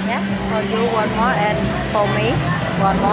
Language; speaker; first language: English; non-native, learner; Khmer